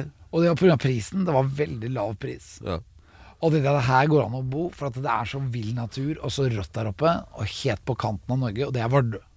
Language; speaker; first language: Norwegian; native; Norwegian